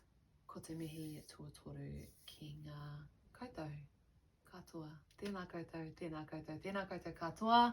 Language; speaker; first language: Māori; non-native, local second language; English